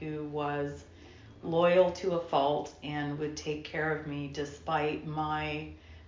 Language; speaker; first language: English; native; English